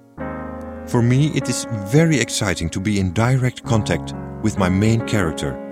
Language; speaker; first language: English; non-native, fluent; Dutch